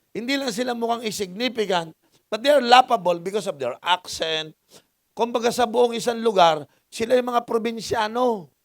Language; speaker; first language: Filipino; non-native, local second language; Cebuano